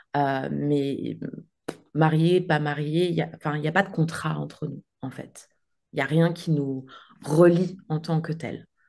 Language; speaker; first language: French; native; French